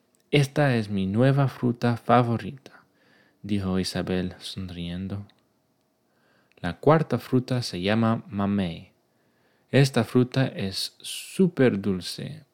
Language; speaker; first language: Spanish; non-native, learner; English